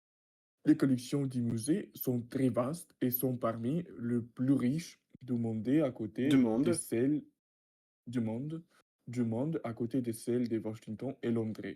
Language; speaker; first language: French; non-native, learner; Russian